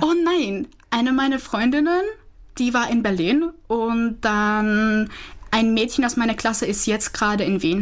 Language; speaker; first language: German; non-native, fluent; Czech